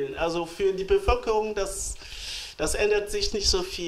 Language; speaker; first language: German; non-native, fluent; French